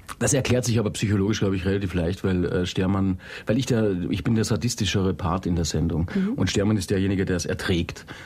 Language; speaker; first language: German; native; German